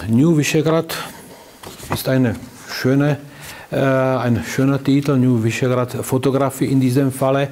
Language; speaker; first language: German; non-native, fluent; Czech